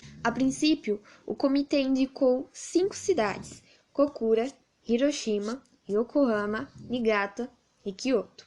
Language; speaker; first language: Portuguese; native; Portuguese